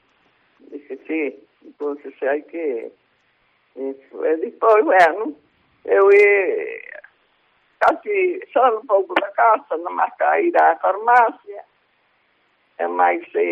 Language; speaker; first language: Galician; native; Galician